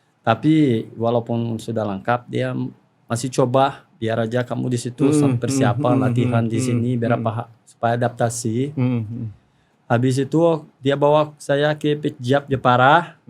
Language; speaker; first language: Indonesian; non-native, fluent; Portuguese